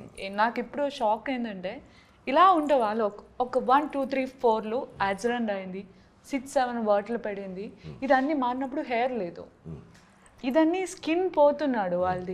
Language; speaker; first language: Telugu; non-native, learner; Malayalam